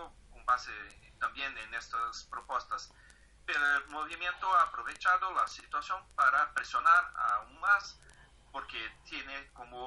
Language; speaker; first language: Spanish; non-native, fluent; Portuguese